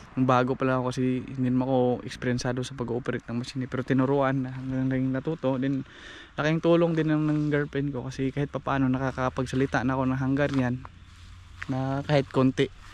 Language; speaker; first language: Filipino; non-native, local second language; Cebuano